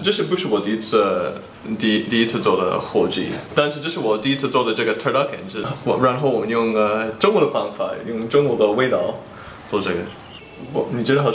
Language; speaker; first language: Chinese; non-native, fluent; English